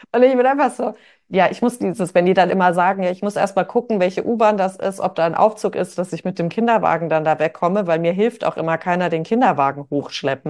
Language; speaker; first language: German; native; German